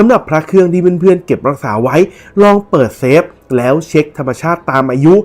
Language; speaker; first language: Thai; native; Thai